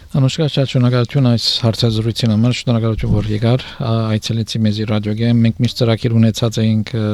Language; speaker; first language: Armenian; native; Armenian